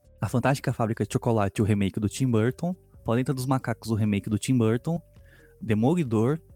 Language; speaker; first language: Portuguese; native; Portuguese